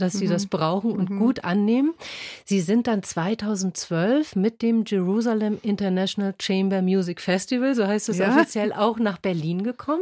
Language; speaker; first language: German; native; German